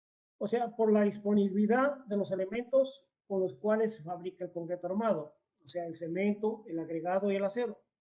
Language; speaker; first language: Spanish; native; Spanish